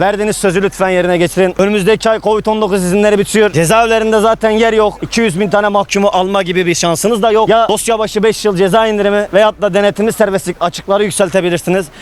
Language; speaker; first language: Turkish; native; Turkish